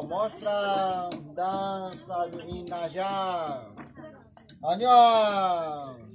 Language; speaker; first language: Portuguese; non-native, local second language; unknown